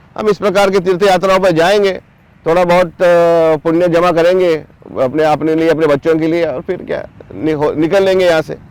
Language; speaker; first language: Hindi; non-native, local second language; Marathi